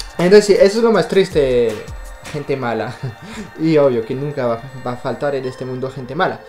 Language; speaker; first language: Spanish; non-native, fluent; French